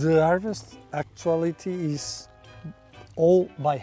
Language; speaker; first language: English; non-native, learner; Portuguese